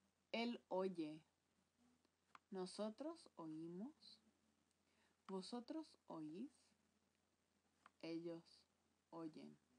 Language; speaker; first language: Spanish; non-native, fluent; English